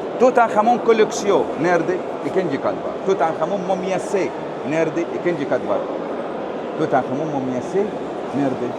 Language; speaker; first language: Turkish; non-native, learner; Arabic